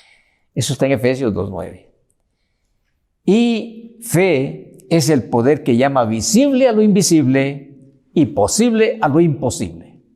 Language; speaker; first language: Spanish; native; Spanish